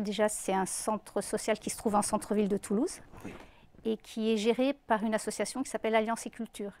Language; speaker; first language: French; native; French